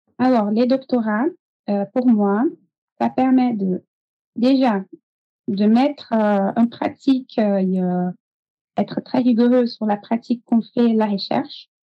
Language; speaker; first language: French; non-native, fluent; Portuguese